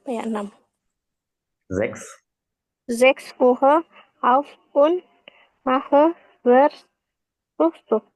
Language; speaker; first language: German; non-native, learner; Indonesian